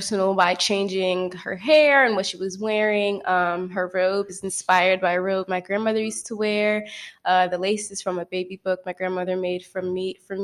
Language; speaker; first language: English; native; English